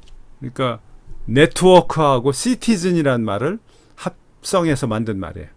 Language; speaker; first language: Korean; native; Korean